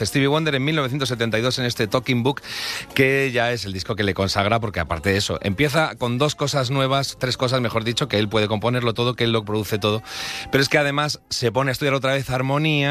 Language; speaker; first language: Spanish; native; Spanish